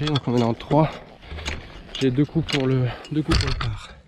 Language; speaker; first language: French; native; French